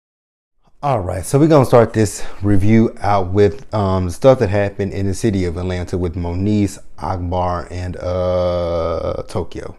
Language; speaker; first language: English; native; English